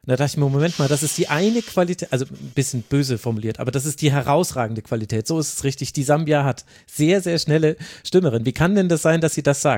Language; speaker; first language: German; native; German